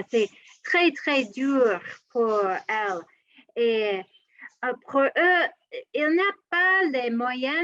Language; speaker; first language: French; non-native, learner; English